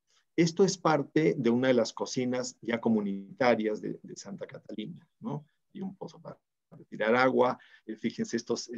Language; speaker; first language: Spanish; native; Spanish